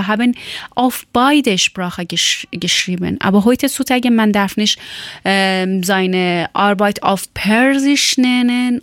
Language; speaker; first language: German; non-native, learner; Persian